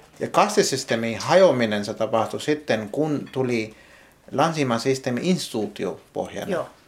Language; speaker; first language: Finnish; non-native, learner; Hindi